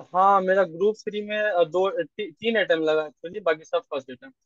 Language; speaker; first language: Hindi; native; Hindi